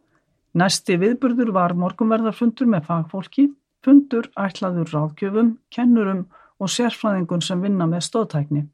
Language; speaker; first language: Icelandic; native; Icelandic